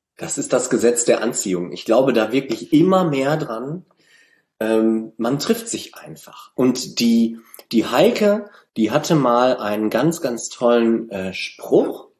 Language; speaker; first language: German; native; German